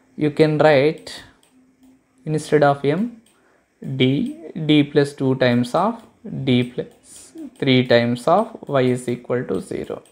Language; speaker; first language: English; non-native, local second language; Telugu